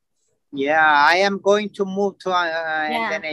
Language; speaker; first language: English; non-native, learner; Turkish